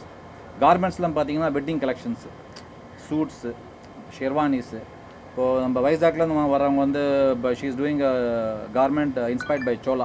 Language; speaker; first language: Tamil; native; Tamil